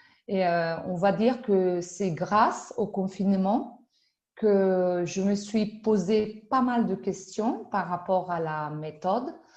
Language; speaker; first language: French; non-native, fluent; Spanish